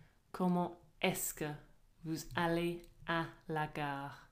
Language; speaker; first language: French; non-native, fluent; English